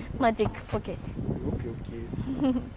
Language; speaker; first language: English; non-native, learner; Japanese